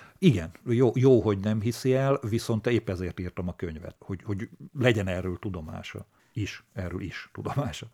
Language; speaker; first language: Hungarian; native; Hungarian